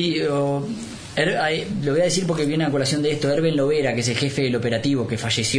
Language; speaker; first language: Spanish; native; Spanish